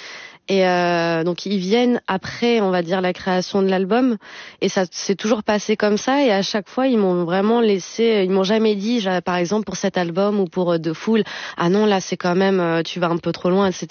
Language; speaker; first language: French; native; French